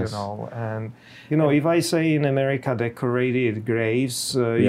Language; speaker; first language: English; non-native, fluent; Czech